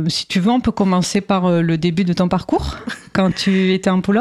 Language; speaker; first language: French; native; French